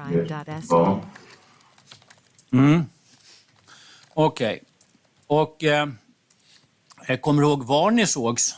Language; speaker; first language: Swedish; native; Swedish